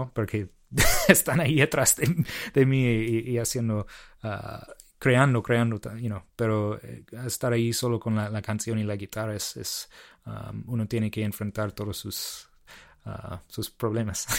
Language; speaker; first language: Spanish; non-native, fluent; English